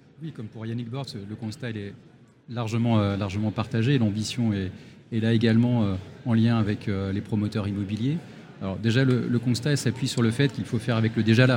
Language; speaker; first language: French; native; French